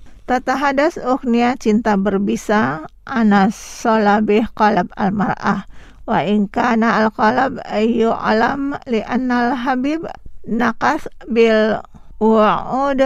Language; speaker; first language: Arabic; non-native, fluent; Indonesian